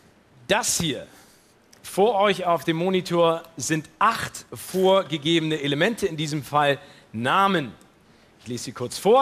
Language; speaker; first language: German; native; German